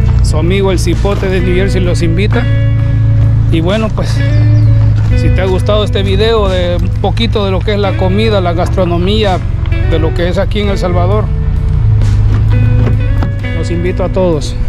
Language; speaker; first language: Spanish; native; Spanish